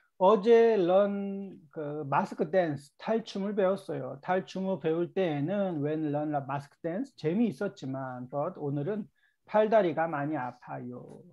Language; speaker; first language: Korean; native; Korean